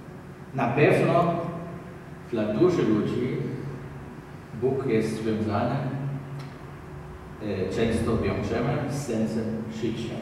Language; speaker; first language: Polish; non-native, learner; German